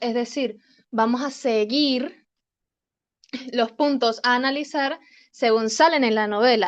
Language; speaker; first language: Spanish; native; Spanish